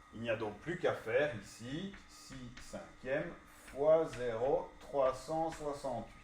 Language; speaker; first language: French; native; French